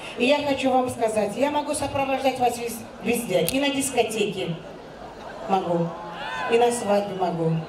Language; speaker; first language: Russian; non-native, local second language; Uzbek